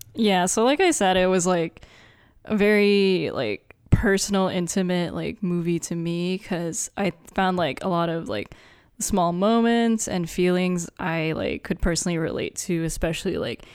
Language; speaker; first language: English; native; English